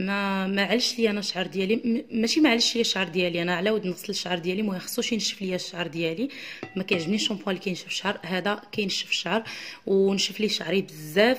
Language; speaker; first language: Arabic; native; Arabic